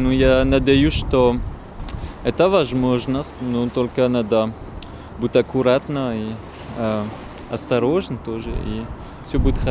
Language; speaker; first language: Russian; non-native, learner; French